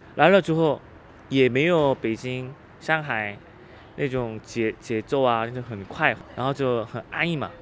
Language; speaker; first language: Chinese; non-native, fluent; Korean